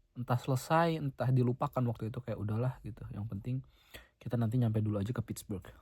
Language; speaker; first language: Indonesian; native; Indonesian